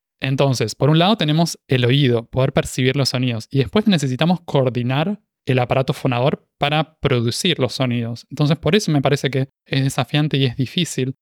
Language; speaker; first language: Spanish; native; Spanish